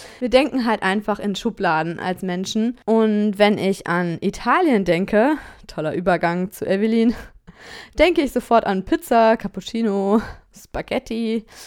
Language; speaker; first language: German; native; German